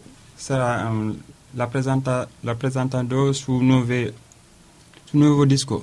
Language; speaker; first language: Spanish; non-native, learner; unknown